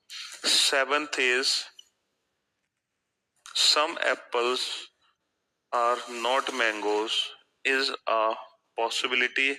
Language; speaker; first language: English; non-native, local second language; Hindi